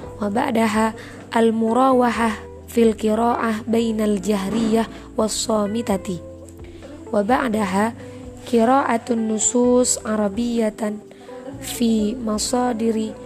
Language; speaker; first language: Arabic; non-native, learner; Malay